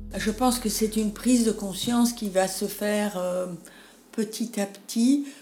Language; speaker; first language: French; native; French